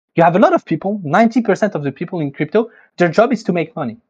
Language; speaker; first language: English; non-native, fluent; French